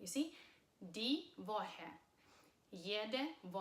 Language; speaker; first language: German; non-native, fluent; Russian